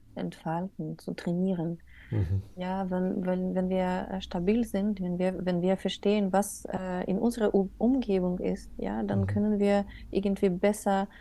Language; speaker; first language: German; non-native, fluent; Russian